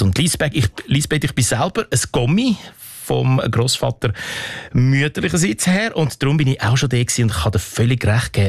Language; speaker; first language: German; native; German